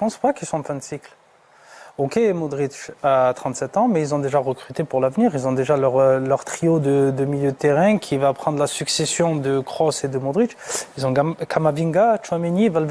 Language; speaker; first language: French; native; French